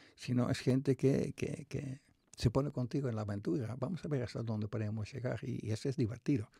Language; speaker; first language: Spanish; non-native, fluent; Dutch